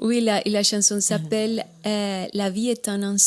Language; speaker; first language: French; non-native, learner; Spanish